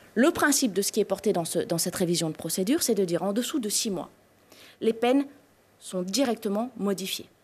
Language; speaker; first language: French; native; French